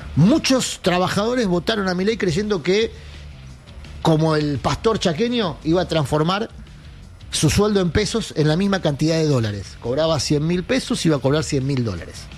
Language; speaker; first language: Spanish; native; Spanish